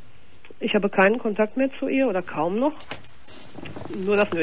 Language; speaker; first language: German; native; German